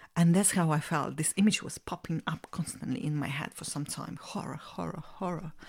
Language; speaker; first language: English; non-native, fluent; Russian